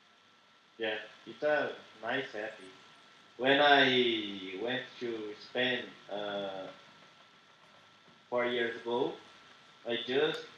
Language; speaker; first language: English; non-native, learner; Portuguese